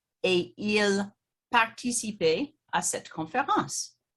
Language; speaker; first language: French; non-native, fluent; English